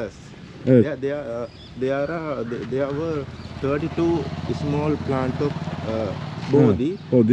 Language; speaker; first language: English; non-native, local second language; Sinhala